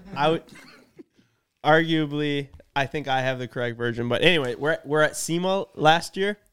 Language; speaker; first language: English; native; English